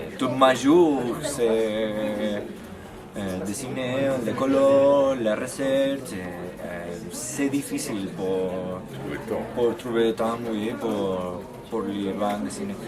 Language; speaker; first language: French; non-native, learner; Spanish